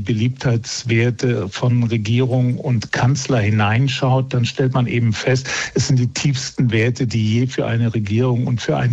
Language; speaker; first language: German; native; German